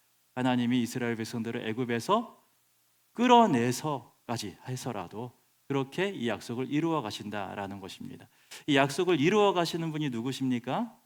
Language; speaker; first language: Korean; native; Korean